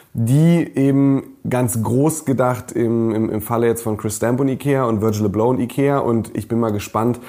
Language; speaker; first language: German; native; German